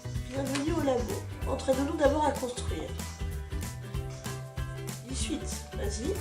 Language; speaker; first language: French; native; French